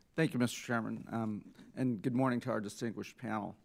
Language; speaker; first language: English; native; English